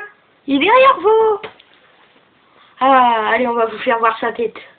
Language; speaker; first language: French; native; French